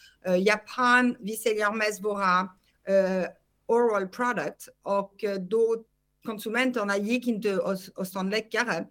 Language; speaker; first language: Swedish; non-native, fluent; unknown